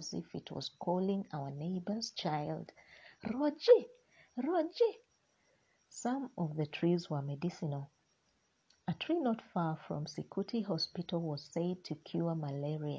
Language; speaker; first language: English; non-native, local second language; Luyia